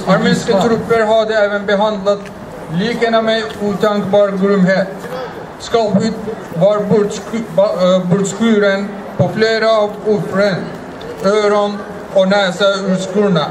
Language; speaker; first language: Swedish; non-native, fluent; Azerbaijani